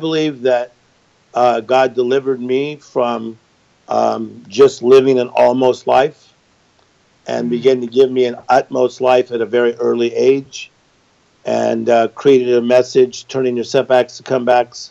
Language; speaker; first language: English; native; English